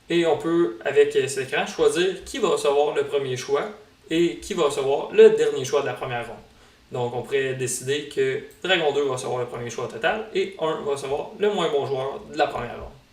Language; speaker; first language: French; native; French